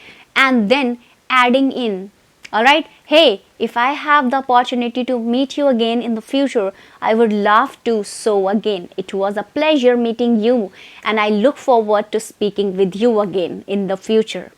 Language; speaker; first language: English; non-native, fluent; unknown